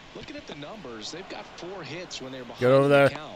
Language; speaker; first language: English; native; English